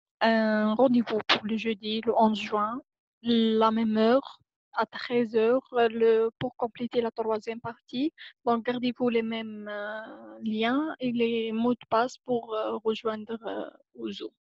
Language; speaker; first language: French; non-native, local second language; Arabic